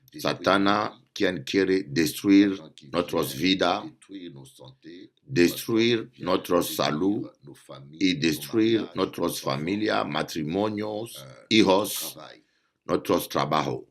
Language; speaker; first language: Spanish; non-native, learner; French